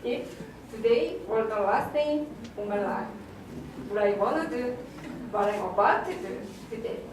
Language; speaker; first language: English; non-native, learner; Korean